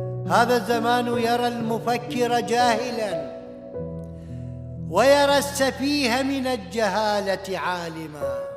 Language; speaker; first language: Arabic; native; Arabic